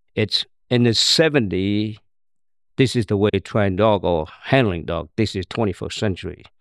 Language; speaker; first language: English; non-native, learner; Khmer